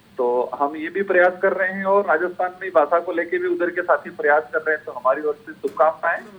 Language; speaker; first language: Hindi; non-native, local second language; Bhili